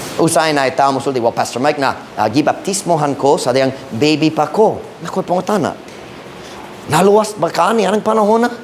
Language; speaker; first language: Cebuano; non-native, fluent; English